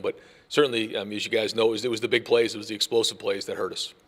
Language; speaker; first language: English; native; English